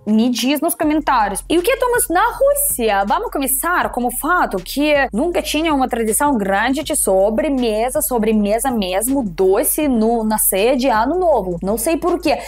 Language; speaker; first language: Portuguese; non-native, fluent; Russian